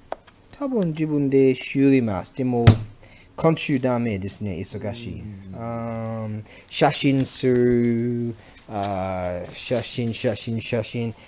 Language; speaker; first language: Japanese; non-native, learner; English